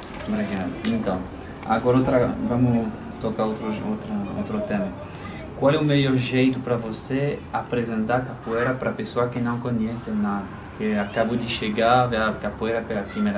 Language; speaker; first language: Portuguese; non-native, fluent; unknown